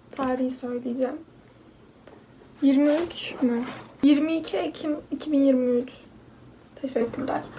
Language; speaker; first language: Turkish; native; Turkish